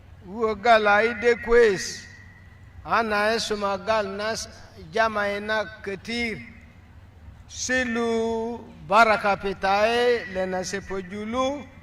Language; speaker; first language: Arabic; non-native, local second language; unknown